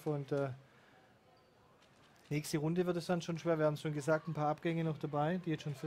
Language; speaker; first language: German; native; German